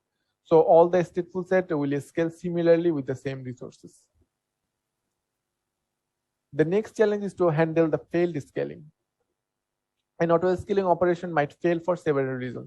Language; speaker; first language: English; non-native, local second language; Bangla